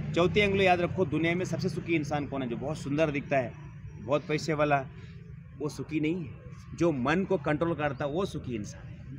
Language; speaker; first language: Hindi; non-native, local second language; Kannada